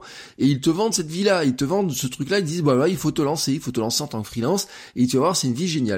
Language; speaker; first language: French; native; French